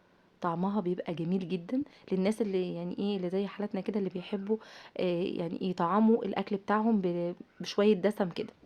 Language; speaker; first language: Arabic; native; Arabic